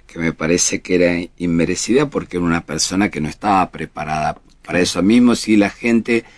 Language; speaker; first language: Spanish; native; Spanish